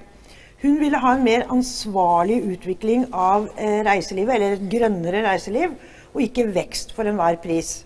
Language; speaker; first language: Norwegian; native; Norwegian